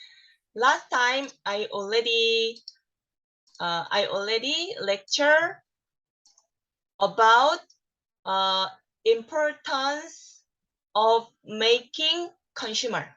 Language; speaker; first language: English; non-native, learner; Korean